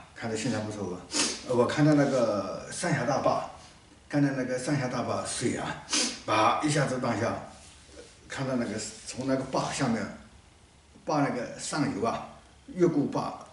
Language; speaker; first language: Chinese; native; Chinese